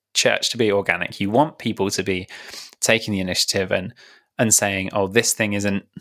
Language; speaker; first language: English; native; English